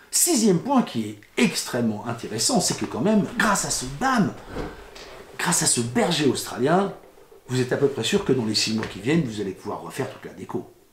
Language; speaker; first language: French; native; French